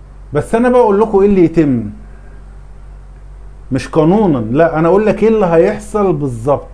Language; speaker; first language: Arabic; native; Arabic